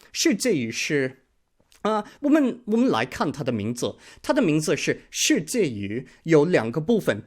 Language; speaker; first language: Chinese; non-native, learner; English